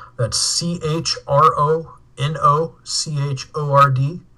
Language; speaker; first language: English; native; English